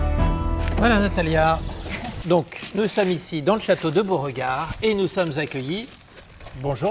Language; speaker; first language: French; native; French